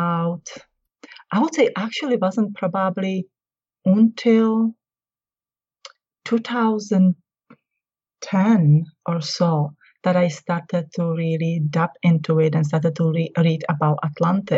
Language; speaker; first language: English; non-native, fluent; Czech